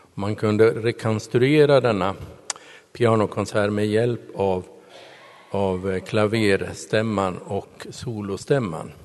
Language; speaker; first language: Swedish; native; Swedish